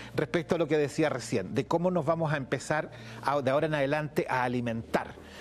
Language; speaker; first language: Spanish; native; Spanish